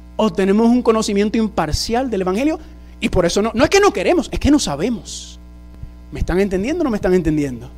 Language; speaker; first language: Spanish; early bilingual, heritage; Spanish